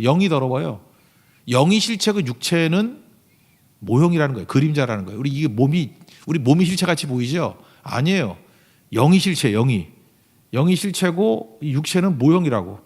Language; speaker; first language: Korean; native; Korean